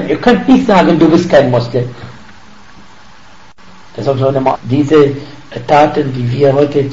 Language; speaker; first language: German; non-native, fluent; Arabic